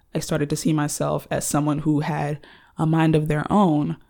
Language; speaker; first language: English; early bilingual, other home language; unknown